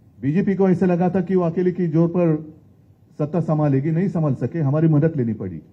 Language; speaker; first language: Hindi; non-native, local second language; Marathi